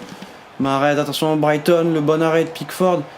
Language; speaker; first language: French; native; French